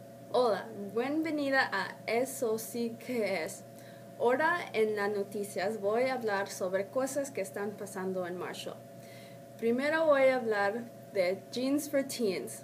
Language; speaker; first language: Spanish; non-native, learner; English